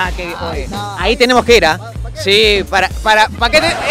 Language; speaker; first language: Spanish; native; Spanish